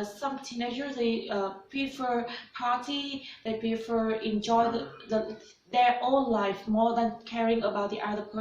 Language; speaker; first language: English; non-native, learner; Vietnamese